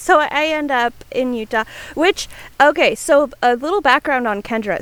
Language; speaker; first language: English; native; English